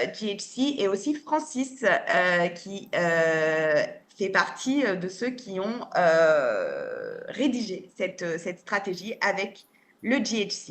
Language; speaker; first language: French; native; French